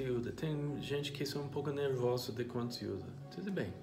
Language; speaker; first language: Portuguese; non-native, fluent; English